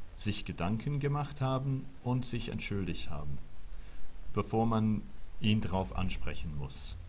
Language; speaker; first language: German; non-native, fluent; English